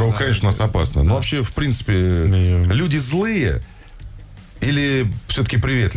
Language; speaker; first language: Russian; native; Russian